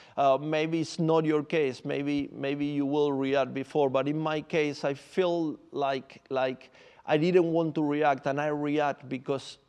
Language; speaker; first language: English; non-native, fluent; Spanish